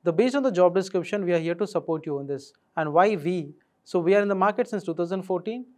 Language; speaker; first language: English; non-native, local second language; Telugu